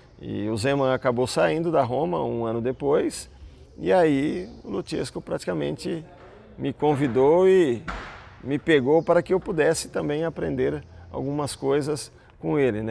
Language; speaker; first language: Portuguese; native; Portuguese